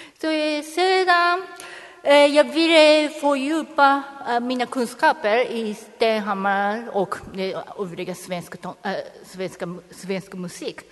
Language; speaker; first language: Swedish; non-native, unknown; Japanese